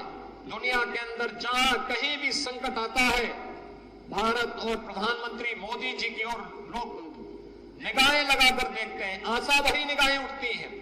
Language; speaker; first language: Hindi; native; Hindi